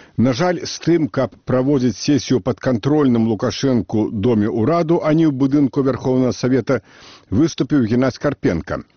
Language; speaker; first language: Belarusian; native; Belarusian